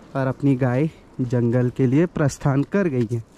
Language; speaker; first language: Hindi; native; Hindi